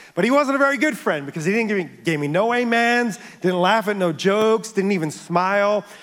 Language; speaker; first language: English; native; English